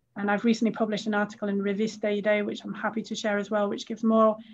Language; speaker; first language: English; native; English